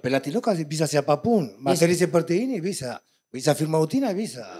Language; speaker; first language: Indonesian; non-native, fluent; Spanish